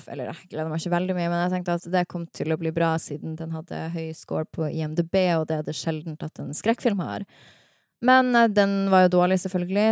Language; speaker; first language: Norwegian; native; Norwegian